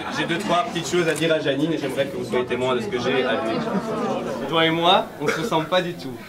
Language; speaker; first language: French; native; French